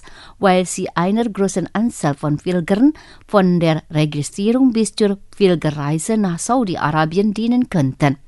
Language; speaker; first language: German; non-native, fluent; Indonesian